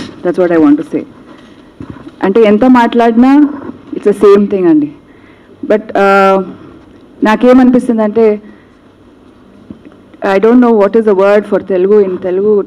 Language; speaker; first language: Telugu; non-native, local second language; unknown